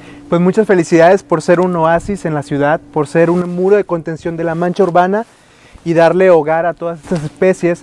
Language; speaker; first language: Spanish; native; Spanish